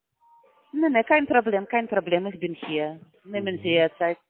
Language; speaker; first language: German; non-native, learner; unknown